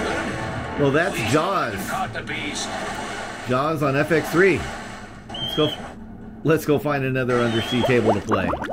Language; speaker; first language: English; native; English